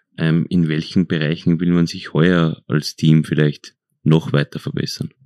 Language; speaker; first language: German; native; German